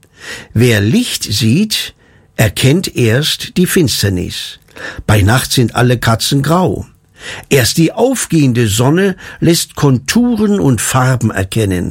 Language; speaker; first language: German; native; German